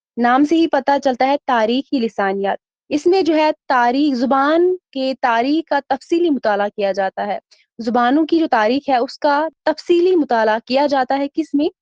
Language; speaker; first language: Urdu; non-native, local second language; Kashmiri